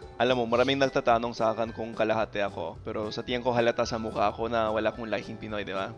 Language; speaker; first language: Filipino; non-native, fluent; English